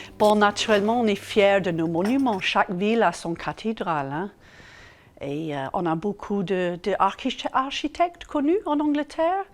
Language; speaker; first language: French; non-native, fluent; English